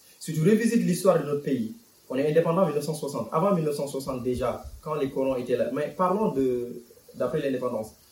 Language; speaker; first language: French; non-native, local second language; Wolof